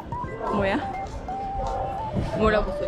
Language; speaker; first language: Korean; non-native, fluent; Japanese